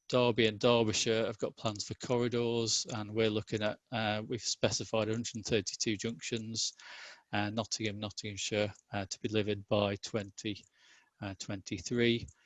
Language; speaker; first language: English; native; English